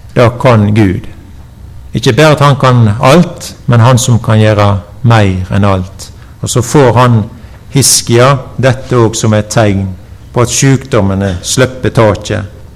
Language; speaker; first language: Norwegian; native; Norwegian